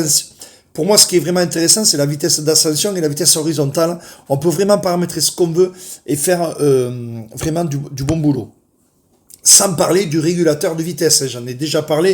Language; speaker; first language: French; native; French